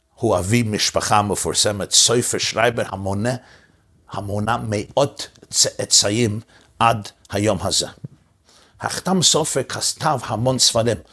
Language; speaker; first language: Hebrew; early bilingual, heritage; English